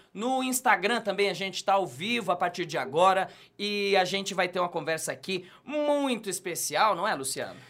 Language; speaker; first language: Portuguese; native; Portuguese